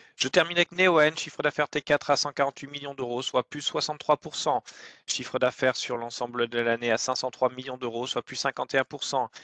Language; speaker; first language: French; native; French